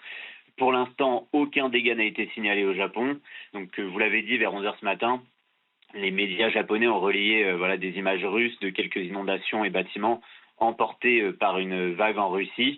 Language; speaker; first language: French; native; French